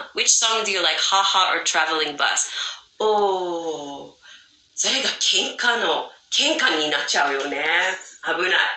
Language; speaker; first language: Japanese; non-native, fluent; English